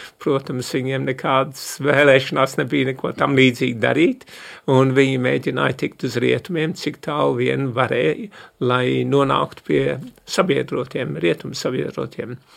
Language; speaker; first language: Latvian; early bilingual, heritage; Latvian